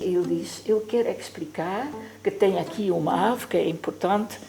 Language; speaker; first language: Portuguese; non-native, learner; Dutch